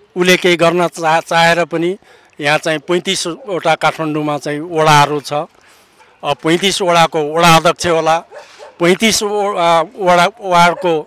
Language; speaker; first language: Nepali; native; Nepali